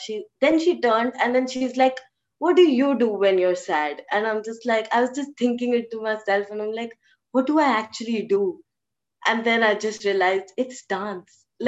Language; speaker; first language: English; early bilingual, other home language; Hindi